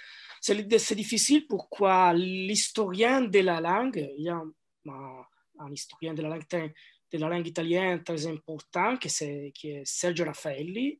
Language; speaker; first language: French; non-native, learner; Italian